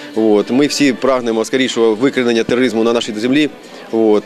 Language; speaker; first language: Ukrainian; native; Ukrainian